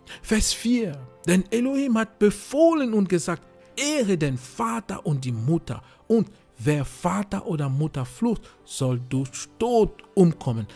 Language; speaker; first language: German; non-native, fluent; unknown